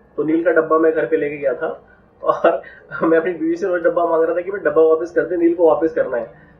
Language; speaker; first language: Hindi; native; Hindi